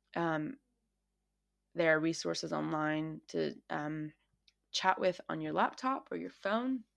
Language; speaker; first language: English; native; English